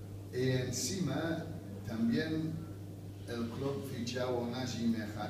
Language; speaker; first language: Spanish; non-native, fluent; English